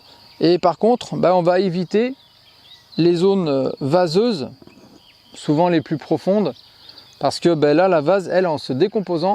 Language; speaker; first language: French; native; French